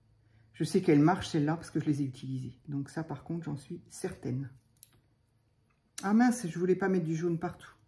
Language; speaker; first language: French; native; French